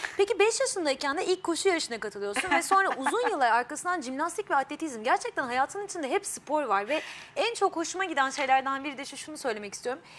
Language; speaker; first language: Turkish; native; Turkish